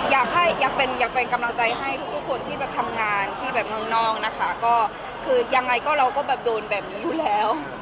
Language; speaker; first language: Thai; native; Thai